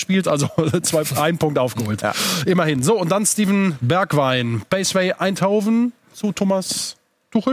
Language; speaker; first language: German; native; German